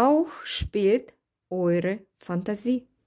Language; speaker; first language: German; non-native, learner; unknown